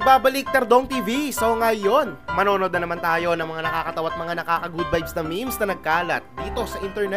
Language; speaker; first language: Filipino; native; Filipino